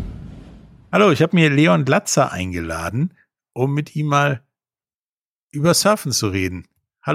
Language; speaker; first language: German; native; German